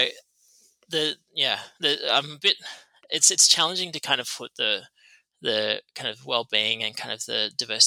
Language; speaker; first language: English; native; English